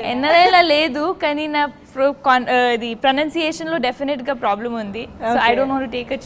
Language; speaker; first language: Telugu; non-native, learner; Punjabi